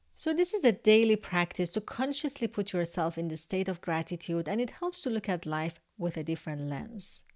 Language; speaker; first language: English; non-native, fluent; Persian